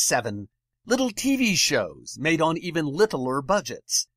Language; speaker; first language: English; native; English